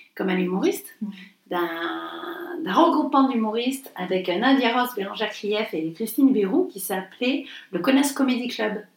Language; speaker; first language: French; native; French